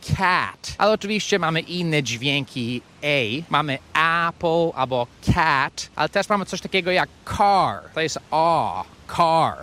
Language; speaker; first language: Polish; non-native, fluent; English